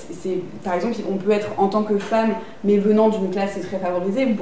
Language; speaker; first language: French; native; French